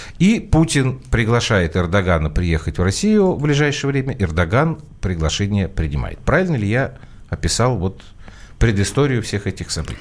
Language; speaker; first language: Russian; native; Russian